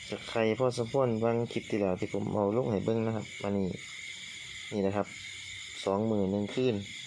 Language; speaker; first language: Thai; native; Thai